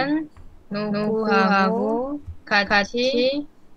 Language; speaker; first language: Korean; non-native, learner; Indonesian